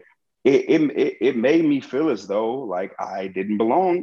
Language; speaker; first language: English; native; English